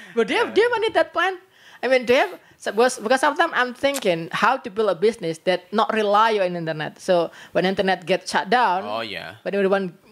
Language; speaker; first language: English; non-native, learner; Indonesian